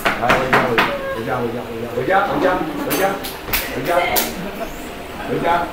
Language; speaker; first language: Chinese; native; Chinese